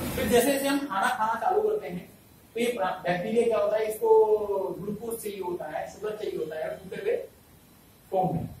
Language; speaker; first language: Hindi; non-native, local second language; Malayalam